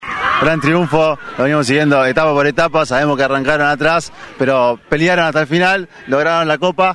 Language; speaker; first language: Spanish; native; Spanish